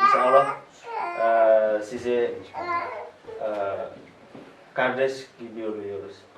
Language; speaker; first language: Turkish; non-native, learner; Indonesian